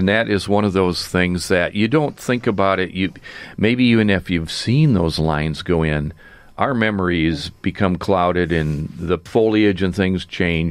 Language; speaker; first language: English; native; English